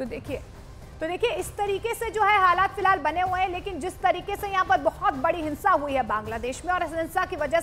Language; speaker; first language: Hindi; native; Hindi